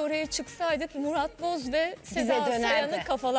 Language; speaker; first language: Turkish; native; Turkish